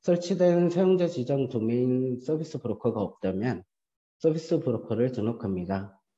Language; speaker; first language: Korean; native; Korean